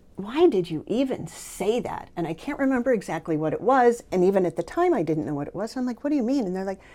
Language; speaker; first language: English; native; English